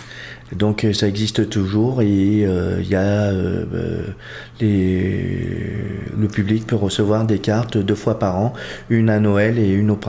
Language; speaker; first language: French; early bilingual, other home language; Portuguese